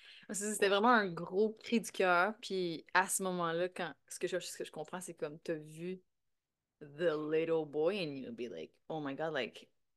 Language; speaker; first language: French; native; French